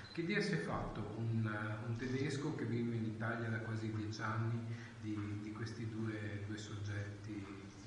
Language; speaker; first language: Italian; native; Italian